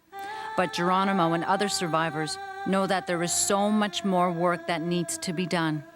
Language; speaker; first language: English; native; English